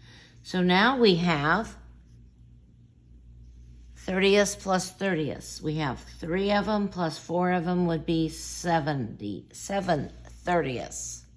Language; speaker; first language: English; native; English